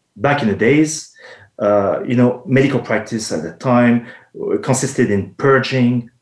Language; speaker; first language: English; non-native, fluent; French